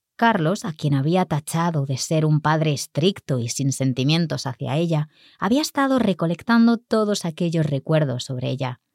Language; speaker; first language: Spanish; native; Spanish